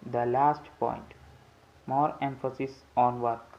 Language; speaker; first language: English; non-native, local second language; Malayalam